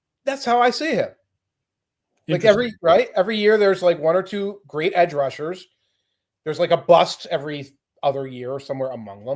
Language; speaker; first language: English; native; English